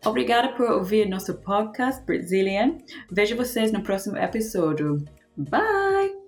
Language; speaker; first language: Portuguese; non-native, learner; English